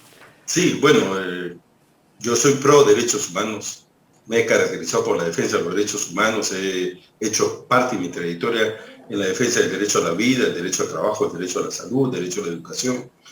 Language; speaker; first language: Spanish; native; Spanish